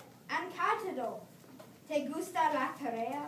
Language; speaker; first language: Spanish; non-native, learner; English